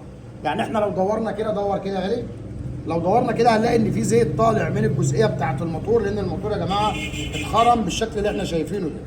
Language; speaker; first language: Arabic; native; Arabic